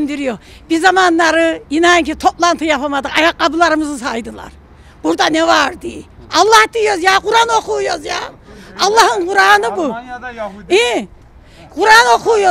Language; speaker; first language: Turkish; native; Turkish